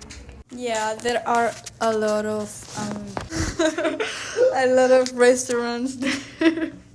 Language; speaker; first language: English; non-native, learner; Spanish